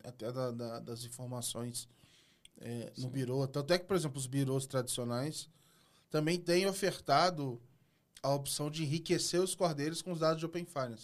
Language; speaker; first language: Portuguese; native; Portuguese